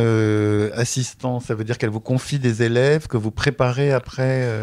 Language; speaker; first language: French; native; French